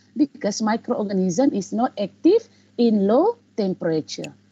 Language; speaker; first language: English; non-native, local second language; Malay